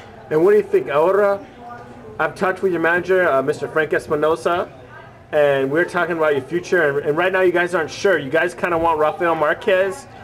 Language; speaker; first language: English; native; English